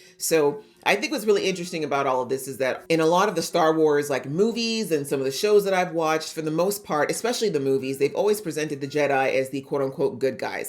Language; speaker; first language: English; native; English